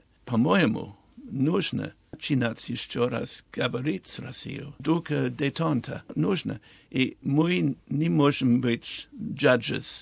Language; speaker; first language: Russian; non-native, learner; English